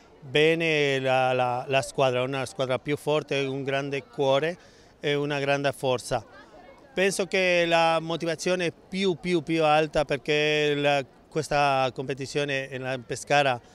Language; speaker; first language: Italian; non-native, learner; Spanish